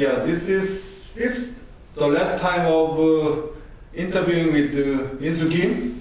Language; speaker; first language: English; non-native, learner; Korean